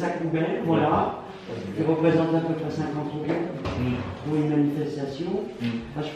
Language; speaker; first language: French; native; French